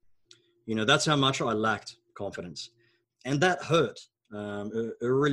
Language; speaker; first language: English; non-native, local second language; Arabic